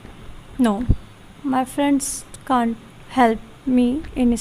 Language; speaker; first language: English; non-native, learner; Hindi